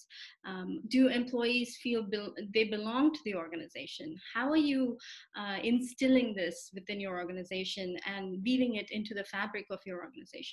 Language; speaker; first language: English; non-native, local second language; Telugu